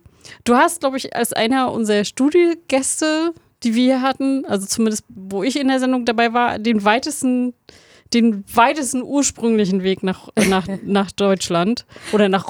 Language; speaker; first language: German; native; German